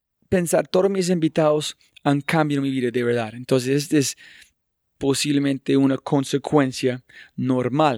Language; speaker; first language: Spanish; non-native, fluent; English